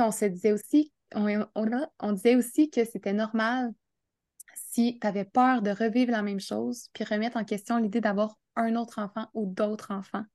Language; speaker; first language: French; native; French